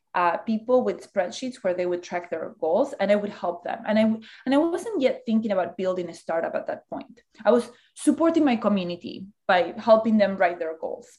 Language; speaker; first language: English; early bilingual, other home language; Spanish